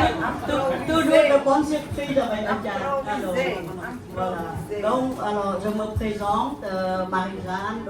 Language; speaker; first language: French; non-native, fluent; Khmer